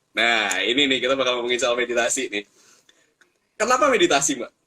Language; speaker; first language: Indonesian; native; Indonesian